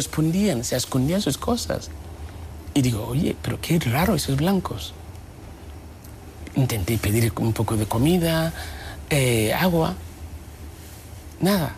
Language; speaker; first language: Spanish; non-native, fluent; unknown